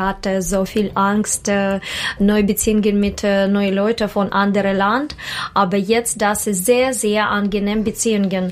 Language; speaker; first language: German; non-native, learner; Russian